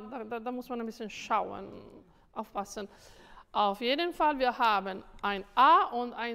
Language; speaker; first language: German; non-native, fluent; Italian